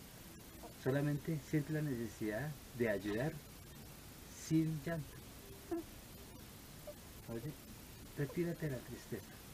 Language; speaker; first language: Spanish; native; Spanish